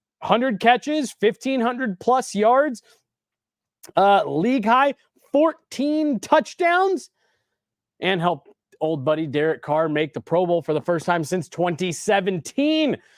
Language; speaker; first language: English; native; English